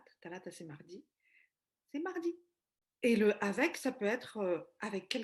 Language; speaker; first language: French; non-native, local second language; Malagasy